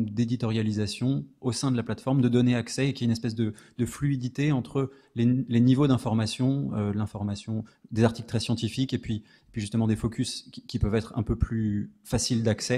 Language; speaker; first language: French; native; French